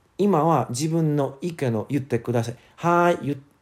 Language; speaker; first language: Japanese; non-native, learner; English